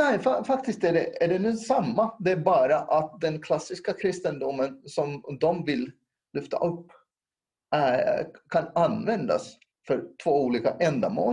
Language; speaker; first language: Swedish; non-native, local second language; Finnish